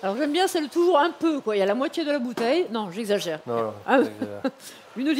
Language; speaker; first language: French; native; French